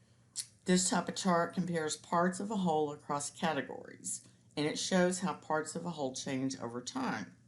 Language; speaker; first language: English; native; English